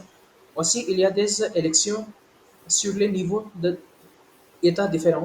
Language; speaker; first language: French; non-native, learner; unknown